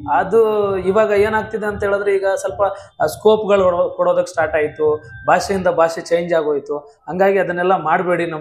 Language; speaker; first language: Kannada; non-native, local second language; Lambadi